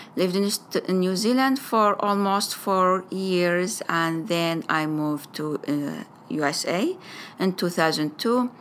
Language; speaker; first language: English; non-native, fluent; Arabic